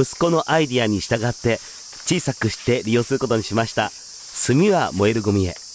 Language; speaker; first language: Japanese; native; Japanese